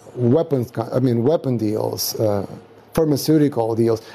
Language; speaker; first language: English; non-native, fluent; Spanish